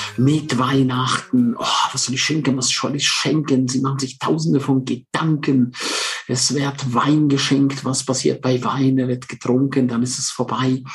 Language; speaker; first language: German; non-native, local second language; Romansh